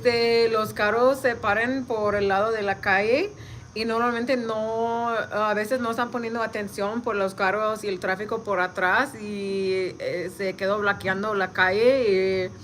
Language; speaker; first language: Spanish; non-native, learner; English